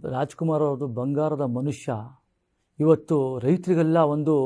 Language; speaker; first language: Kannada; non-native, local second language; Marathi